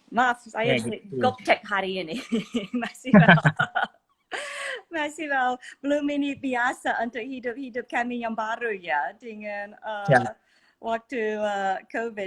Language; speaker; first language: Indonesian; non-native, fluent; English